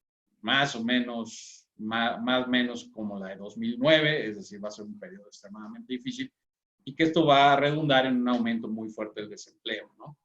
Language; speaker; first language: Spanish; native; Spanish